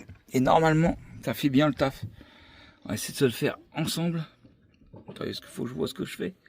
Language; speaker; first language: French; native; French